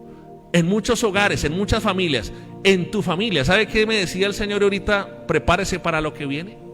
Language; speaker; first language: Spanish; native; Spanish